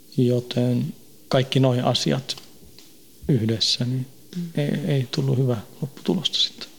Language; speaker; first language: Finnish; early bilingual, heritage; Finnish